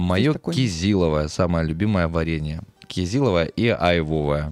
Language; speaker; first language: Russian; native; Russian